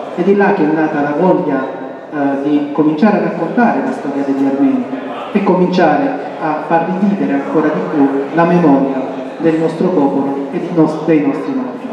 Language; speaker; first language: Italian; non-native, fluent; Armenian